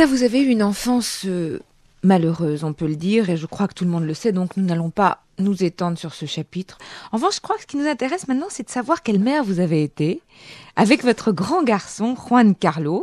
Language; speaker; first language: French; native; French